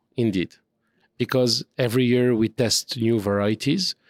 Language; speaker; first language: English; non-native, fluent; French